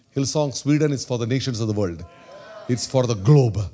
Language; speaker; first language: English; non-native, local second language; Malayalam